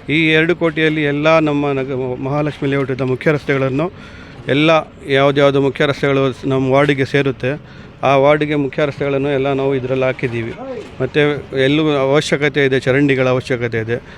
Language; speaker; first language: Kannada; non-native, local second language; Urdu